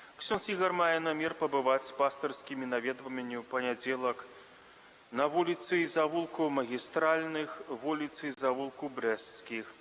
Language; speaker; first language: Belarusian; native; Belarusian